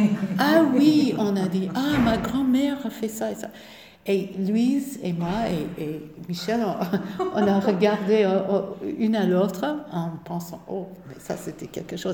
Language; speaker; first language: French; non-native, fluent; English